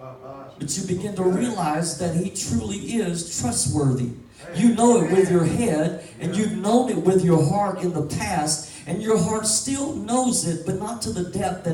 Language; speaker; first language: English; native; English